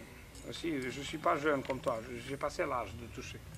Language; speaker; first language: French; non-native, fluent; Romanian